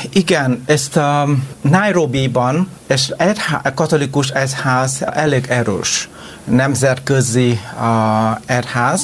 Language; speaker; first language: Hungarian; non-native, learner; Vietnamese